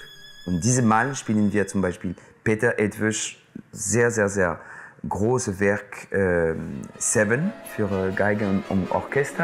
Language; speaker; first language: German; non-native, local second language; French